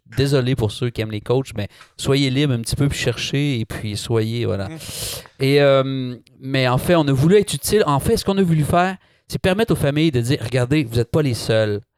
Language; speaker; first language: French; native; French